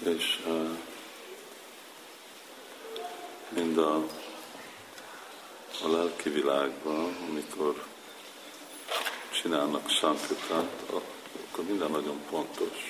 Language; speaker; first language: Hungarian; non-native, fluent; English